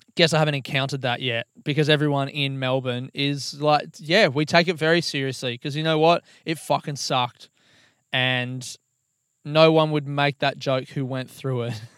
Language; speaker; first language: English; native; English